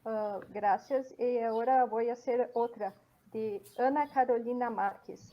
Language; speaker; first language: Spanish; non-native, fluent; Portuguese